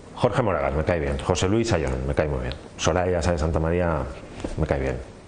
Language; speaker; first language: Spanish; native; Spanish